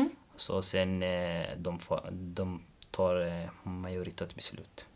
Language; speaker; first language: Swedish; non-native, learner; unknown